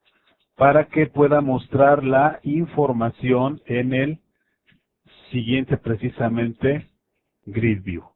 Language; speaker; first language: Spanish; native; Spanish